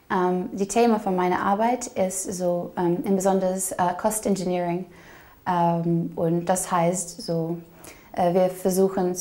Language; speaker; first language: German; non-native, fluent; English